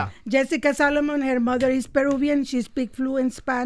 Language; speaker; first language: English; non-native, fluent; Spanish